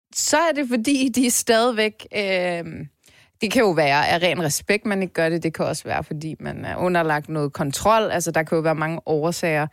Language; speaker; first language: Danish; early bilingual, other home language; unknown